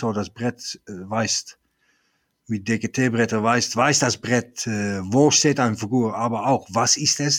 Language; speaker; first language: German; non-native, fluent; Dutch